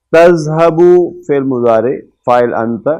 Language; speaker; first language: Arabic; non-native, fluent; Urdu